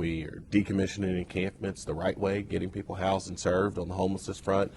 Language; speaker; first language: English; native; English